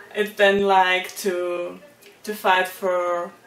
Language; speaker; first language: English; non-native, learner; Czech